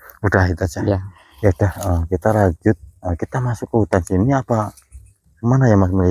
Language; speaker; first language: Indonesian; native; Indonesian